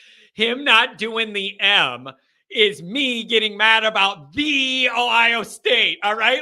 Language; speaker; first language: English; native; English